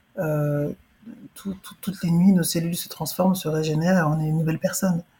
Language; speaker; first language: French; early bilingual, other home language; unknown